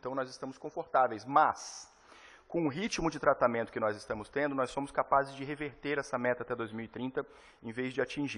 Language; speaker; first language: Portuguese; native; Portuguese